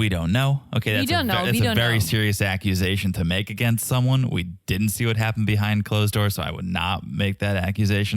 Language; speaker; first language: English; native; English